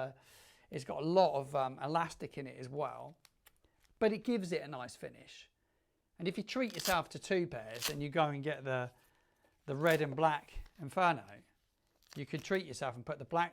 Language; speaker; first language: English; native; English